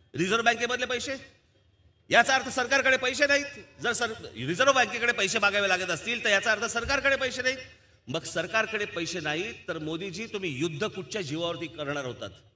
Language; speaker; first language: Marathi; native; Marathi